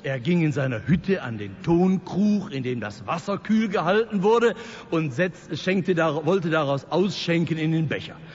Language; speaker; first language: German; native; German